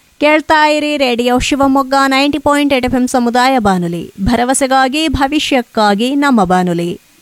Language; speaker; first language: Kannada; native; Kannada